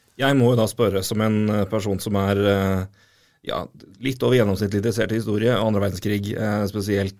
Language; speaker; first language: Norwegian; native; Norwegian